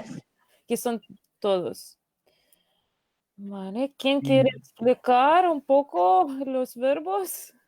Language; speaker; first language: Spanish; non-native, fluent; Lithuanian